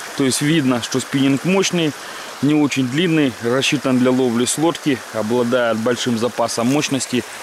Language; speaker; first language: Russian; native; Russian